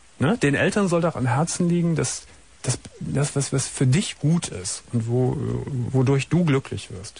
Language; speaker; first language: German; native; German